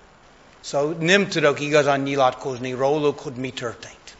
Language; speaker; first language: Hungarian; non-native, fluent; English